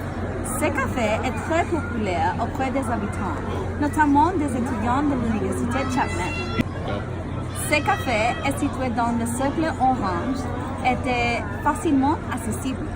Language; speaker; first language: French; non-native, learner; English